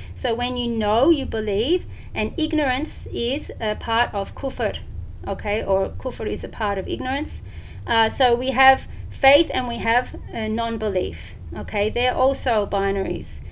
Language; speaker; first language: English; native; English